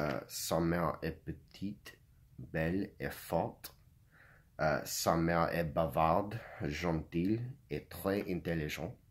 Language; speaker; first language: French; non-native, learner; English